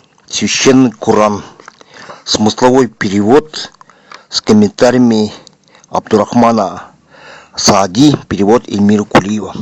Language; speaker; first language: Russian; non-native, local second language; Kazakh